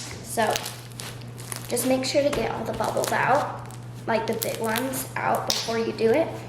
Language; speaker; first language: English; native; English